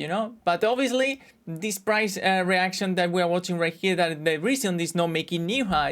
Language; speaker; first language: English; non-native, fluent; Spanish